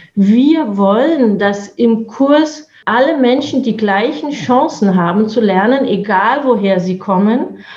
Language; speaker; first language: German; native; German